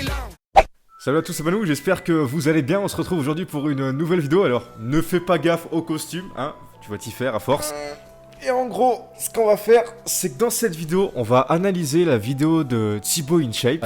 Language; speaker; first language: French; native; French